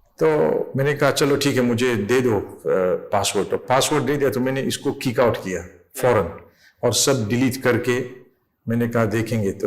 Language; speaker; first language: Urdu; non-native, fluent; English